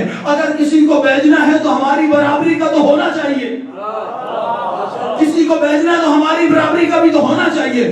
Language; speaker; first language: Urdu; native; Urdu